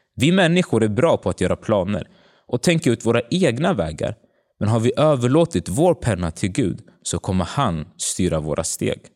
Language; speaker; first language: Swedish; early bilingual, other home language; Tigrinya